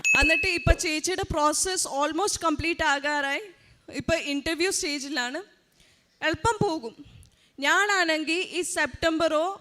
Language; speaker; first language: Malayalam; early bilingual, heritage; Malayalam